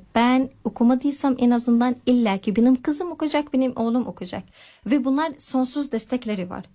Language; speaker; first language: Turkish; non-native, learner; Arabic